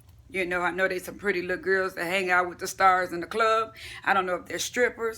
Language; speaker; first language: English; native; English